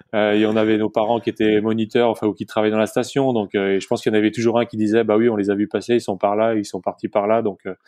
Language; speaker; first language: French; native; French